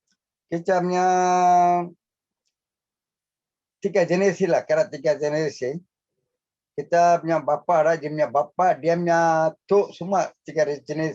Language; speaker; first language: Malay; non-native, local second language; Tamil